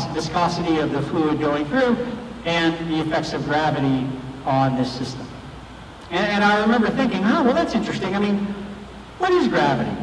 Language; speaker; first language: English; native; English